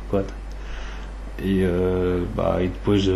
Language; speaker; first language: Portuguese; early bilingual, other home language; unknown